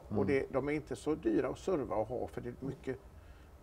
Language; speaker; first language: Swedish; native; Swedish